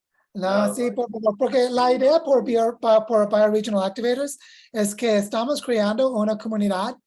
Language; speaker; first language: Spanish; non-native, fluent; English